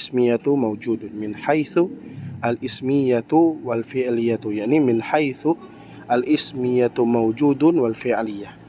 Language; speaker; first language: Arabic; non-native, fluent; Indonesian